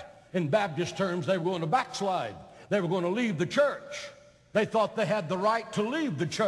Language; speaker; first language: English; native; English